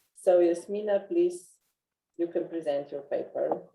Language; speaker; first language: English; non-native, fluent; Slovenian